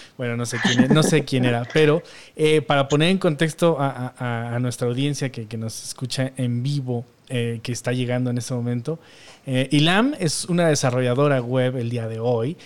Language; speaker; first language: Spanish; native; Spanish